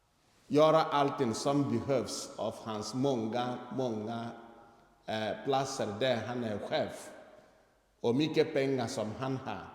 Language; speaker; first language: Swedish; non-native, fluent; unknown